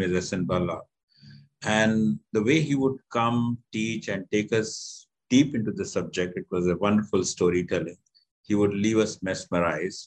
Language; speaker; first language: English; non-native, local second language; Hindi